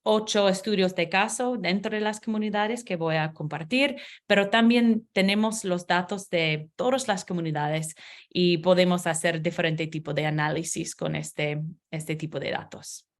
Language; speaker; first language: Spanish; non-native, learner; English